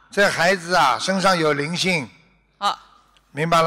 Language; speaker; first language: Chinese; native; Chinese